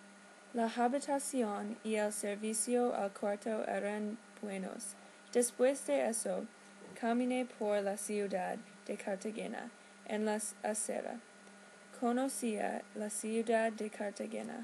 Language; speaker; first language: Spanish; non-native, learner; English